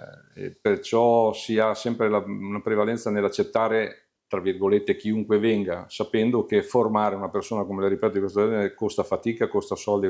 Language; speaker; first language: Italian; native; Italian